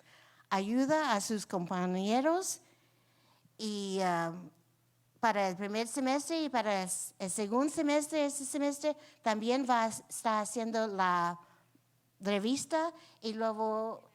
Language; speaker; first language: Spanish; non-native, learner; English